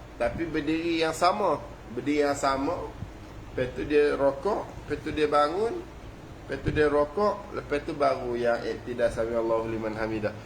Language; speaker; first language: Malay; native; Malay